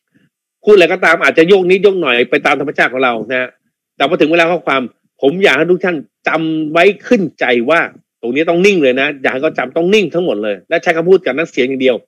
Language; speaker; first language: Thai; native; Thai